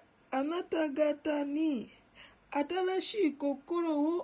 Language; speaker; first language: Japanese; non-native, learner; Ganda